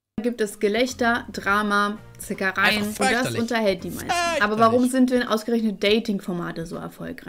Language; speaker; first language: German; native; German